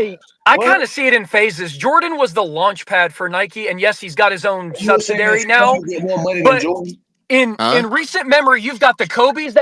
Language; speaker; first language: English; native; English